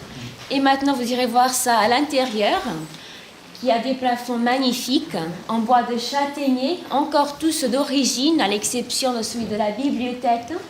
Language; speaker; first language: French; non-native, fluent; Portuguese